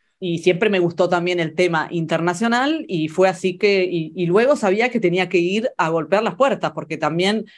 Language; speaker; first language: Spanish; early bilingual, other home language; Italian